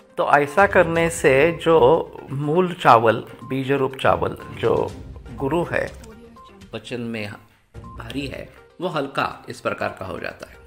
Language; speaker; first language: Hindi; non-native, local second language; Marathi